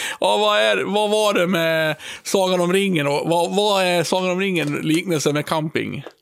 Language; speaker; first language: Swedish; native; Swedish